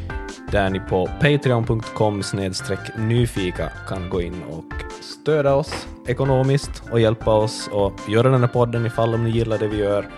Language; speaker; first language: Swedish; native; Swedish